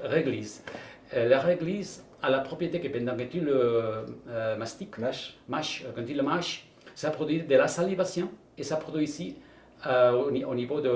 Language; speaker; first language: French; non-native, fluent; Spanish